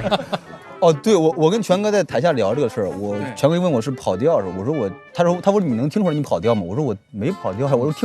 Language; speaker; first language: Chinese; native; Chinese